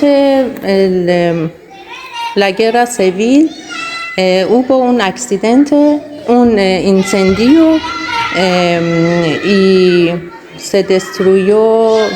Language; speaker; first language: Spanish; non-native, learner; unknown